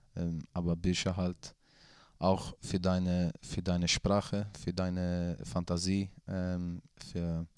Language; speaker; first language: German; non-native, fluent; Swedish